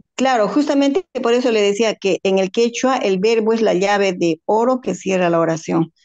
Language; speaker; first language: Spanish; native; Spanish